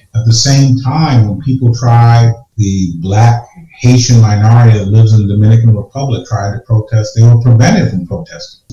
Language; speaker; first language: English; native; English